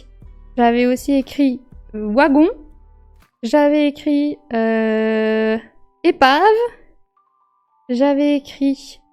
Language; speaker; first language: French; native; French